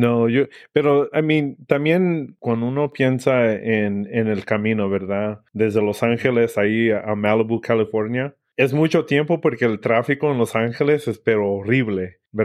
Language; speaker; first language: Spanish; early bilingual, heritage; English